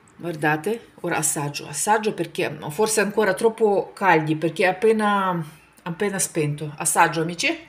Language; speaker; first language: Italian; non-native, fluent; Ukrainian